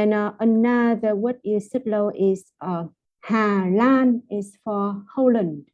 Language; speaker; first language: English; non-native, fluent; Vietnamese